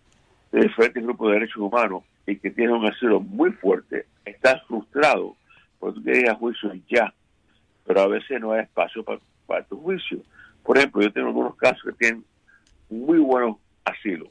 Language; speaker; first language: Spanish; native; Spanish